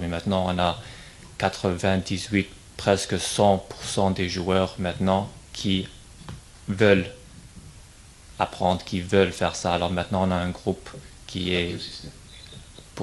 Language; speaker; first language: French; non-native, fluent; English